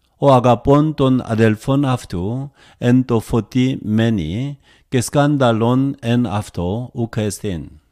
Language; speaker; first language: Greek; non-native, learner; Korean